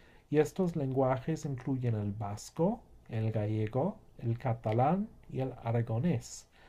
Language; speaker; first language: Spanish; non-native, fluent; English